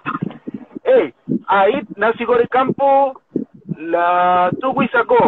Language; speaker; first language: English; non-native, learner; Spanish